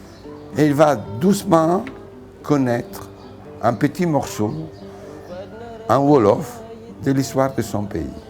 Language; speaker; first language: French; non-native, fluent; Italian